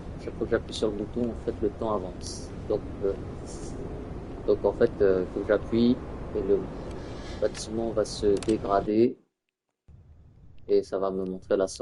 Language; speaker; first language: French; native; French